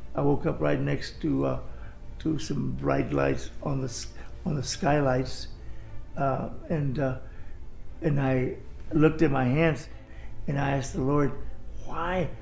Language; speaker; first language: English; native; English